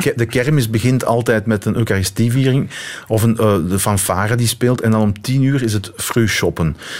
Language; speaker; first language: Dutch; native; Dutch